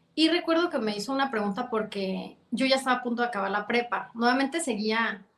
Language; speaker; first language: Spanish; native; Spanish